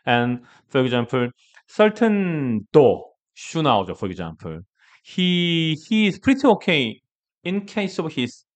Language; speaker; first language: English; non-native, learner; Korean